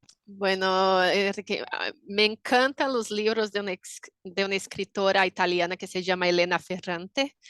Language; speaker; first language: Spanish; non-native, fluent; Portuguese